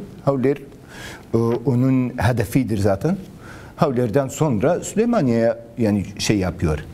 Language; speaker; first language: Turkish; non-native, learner; Kurdish